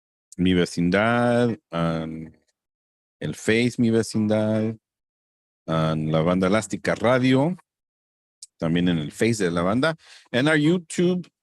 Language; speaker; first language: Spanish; early bilingual, heritage; Spanish